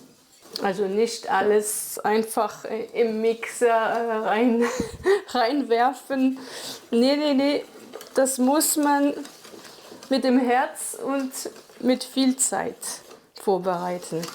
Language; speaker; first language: German; non-native, fluent; French